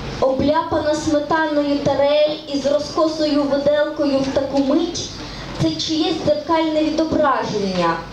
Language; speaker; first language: Ukrainian; native; Ukrainian